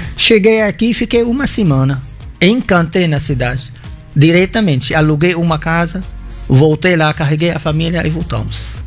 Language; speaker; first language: Portuguese; non-native, fluent; Arabic